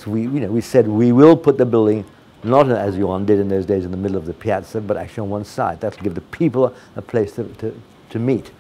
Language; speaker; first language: English; non-native, fluent; Italian